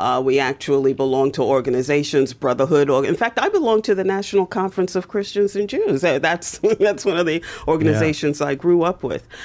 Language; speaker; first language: English; native; English